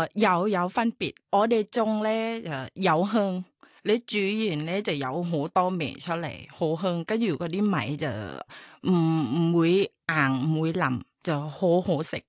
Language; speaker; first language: Cantonese; non-native, fluent; Thai